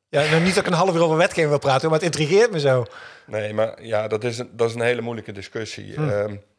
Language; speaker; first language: Dutch; native; Dutch